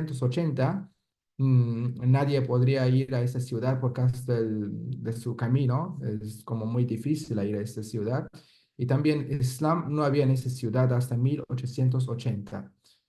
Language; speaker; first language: Spanish; non-native, fluent; Persian